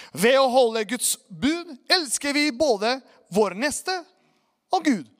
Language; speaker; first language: Norwegian; non-native, fluent; Spanish